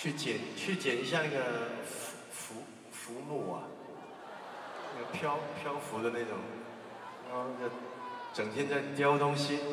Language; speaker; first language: Chinese; non-native, local second language; Cantonese